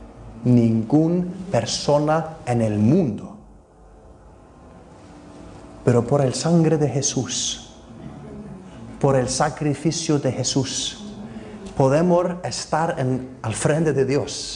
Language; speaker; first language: Spanish; non-native, fluent; Icelandic